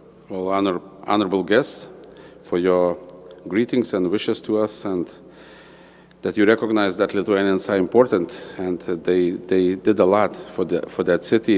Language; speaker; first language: English; non-native, fluent; Lithuanian